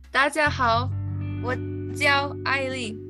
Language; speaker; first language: Chinese; non-native, learner; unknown